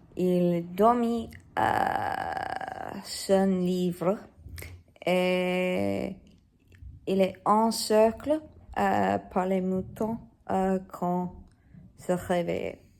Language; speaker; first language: French; non-native, learner; English